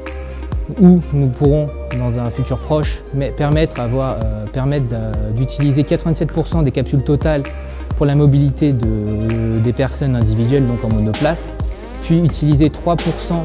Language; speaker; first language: French; native; French